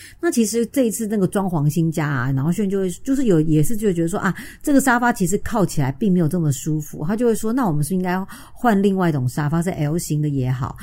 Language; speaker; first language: Chinese; native; Chinese